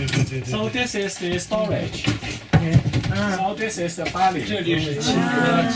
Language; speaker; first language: English; non-native, fluent; Chinese